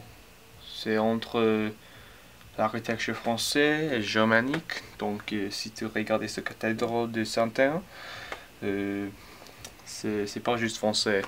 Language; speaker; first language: French; non-native, learner; English